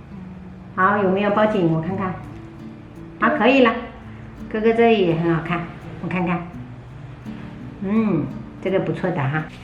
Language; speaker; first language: Chinese; native; Chinese